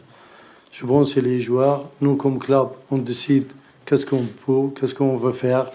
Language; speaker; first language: French; non-native, learner; Arabic